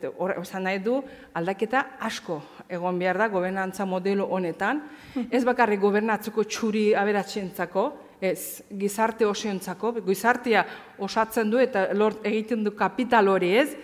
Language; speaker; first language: Basque; non-native, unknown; Azerbaijani